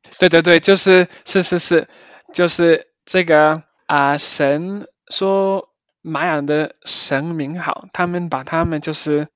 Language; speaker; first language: Chinese; non-native, fluent; Spanish